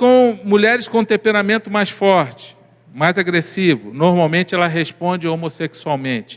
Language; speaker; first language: Portuguese; native; Portuguese